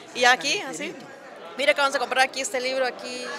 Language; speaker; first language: Spanish; native; Spanish